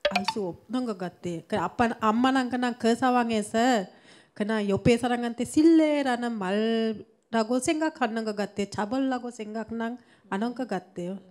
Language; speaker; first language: Korean; non-native, fluent; Sinhala